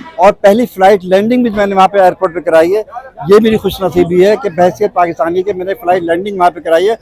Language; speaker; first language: Urdu; native; Urdu